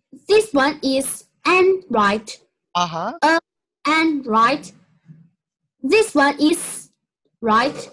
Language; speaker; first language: English; non-native, learner; Chinese